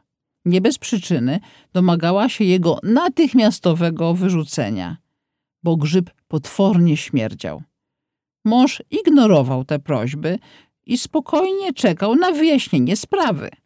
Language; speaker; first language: Polish; native; Polish